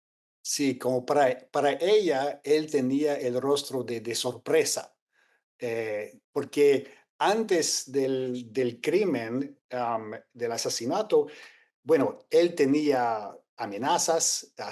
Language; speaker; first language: Spanish; non-native, fluent; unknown